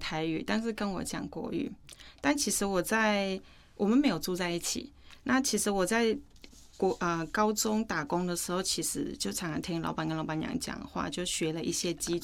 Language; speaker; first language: Chinese; non-native, fluent; Akha